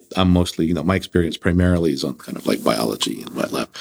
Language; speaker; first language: English; early bilingual, other home language; Russian